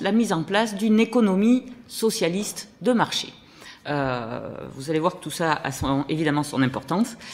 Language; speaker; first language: French; native; French